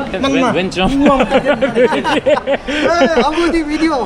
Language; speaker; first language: English; non-native, learner; Korean